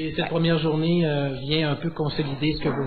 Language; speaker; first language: French; native; French